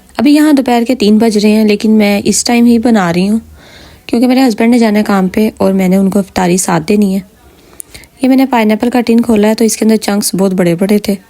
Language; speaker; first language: Urdu; non-native, local second language; Punjabi